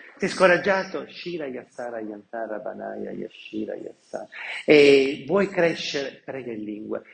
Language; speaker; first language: Italian; non-native, local second language; Sicilian